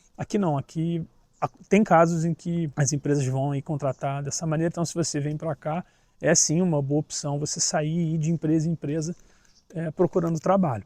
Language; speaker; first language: Portuguese; native; Portuguese